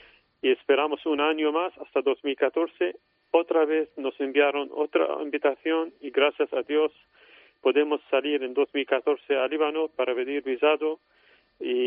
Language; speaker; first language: Spanish; non-native, fluent; Arabic